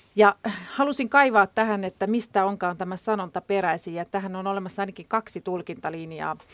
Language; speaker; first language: Finnish; native; Finnish